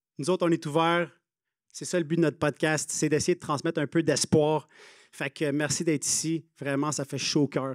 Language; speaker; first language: French; native; French